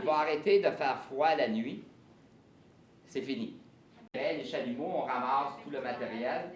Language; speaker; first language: French; native; French